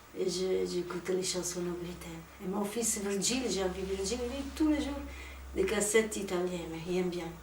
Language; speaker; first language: French; non-native, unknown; Italian